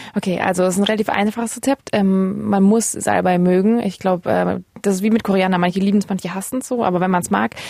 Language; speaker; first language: German; native; German